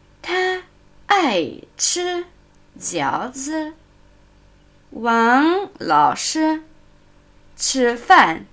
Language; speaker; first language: Chinese; non-native, fluent; German